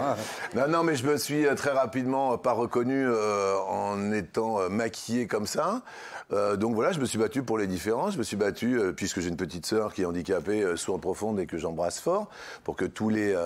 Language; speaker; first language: French; native; French